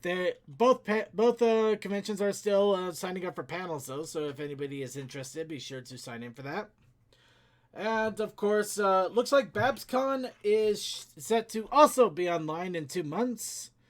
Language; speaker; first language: English; native; English